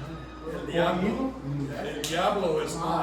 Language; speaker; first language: Spanish; non-native, fluent; English